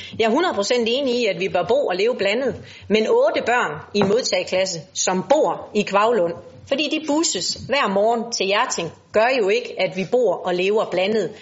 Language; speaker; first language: Danish; native; Danish